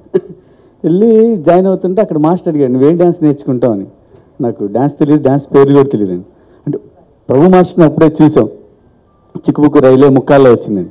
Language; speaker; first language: Telugu; native; Telugu